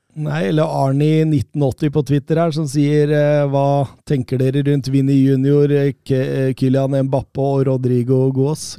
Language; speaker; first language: Norwegian; native; Norwegian